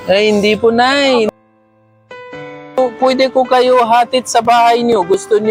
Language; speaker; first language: Filipino; non-native, learner; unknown